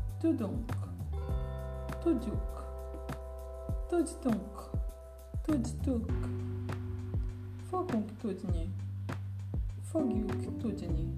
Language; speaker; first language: Hungarian; non-native, learner; Portuguese